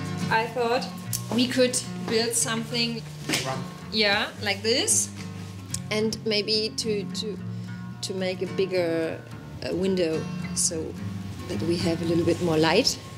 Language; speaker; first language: English; non-native, fluent; German